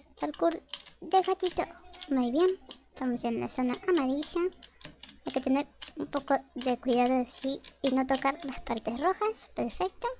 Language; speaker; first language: Spanish; native; Spanish